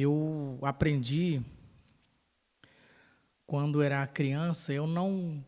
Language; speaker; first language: Portuguese; non-native, local second language; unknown